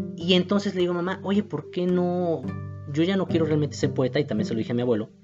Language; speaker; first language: Spanish; native; Spanish